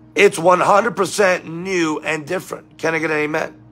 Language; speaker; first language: English; native; English